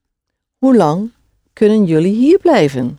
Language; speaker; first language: Dutch; non-native, fluent; English